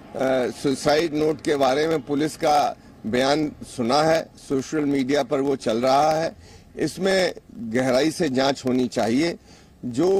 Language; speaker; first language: Hindi; native; Hindi